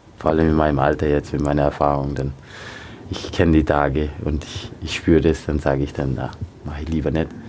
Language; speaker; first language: German; early bilingual, other home language; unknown